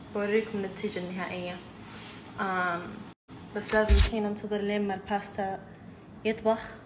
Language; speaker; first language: Arabic; early bilingual, heritage; Arabic